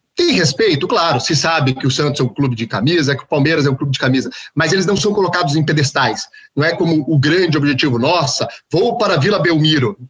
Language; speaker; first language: Portuguese; native; Portuguese